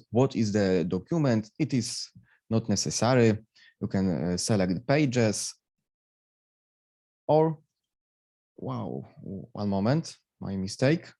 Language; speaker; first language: English; non-native, fluent; Polish